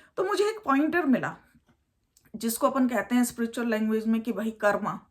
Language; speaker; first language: Hindi; native; Hindi